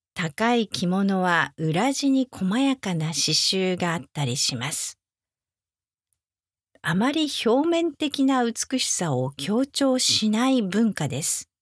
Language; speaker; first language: Japanese; native; Japanese